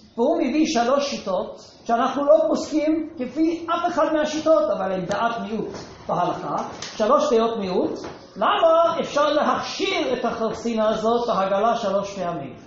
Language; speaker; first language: Hebrew; non-native, fluent; English